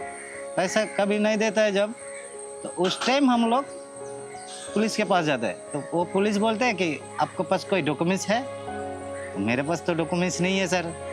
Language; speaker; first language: Hindi; non-native, local second language; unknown